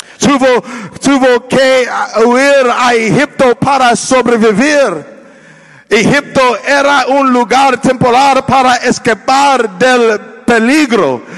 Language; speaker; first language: Spanish; non-native, learner; English